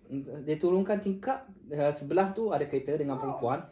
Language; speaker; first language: Malay; non-native, fluent; German